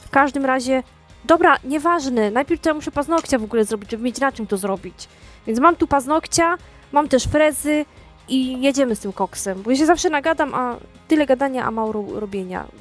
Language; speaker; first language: Polish; native; Polish